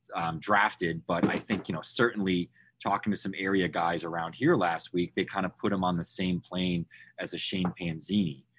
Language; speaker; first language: English; native; English